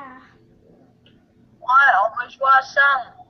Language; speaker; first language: French; native; French